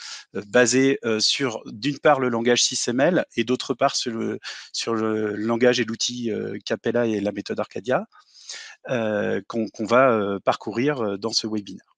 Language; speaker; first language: French; native; French